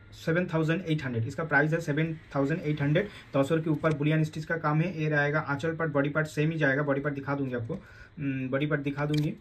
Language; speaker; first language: Hindi; non-native, local second language; Bangla